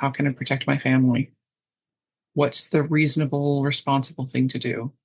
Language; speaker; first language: English; native; English